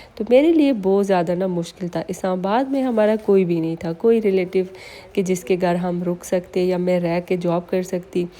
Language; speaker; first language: Urdu; non-native, local second language; Northern Hindko